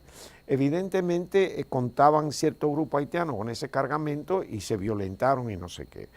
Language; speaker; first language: Spanish; native; Spanish